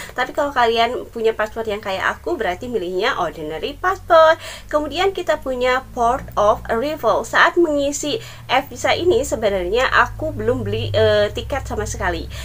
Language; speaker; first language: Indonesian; native; Indonesian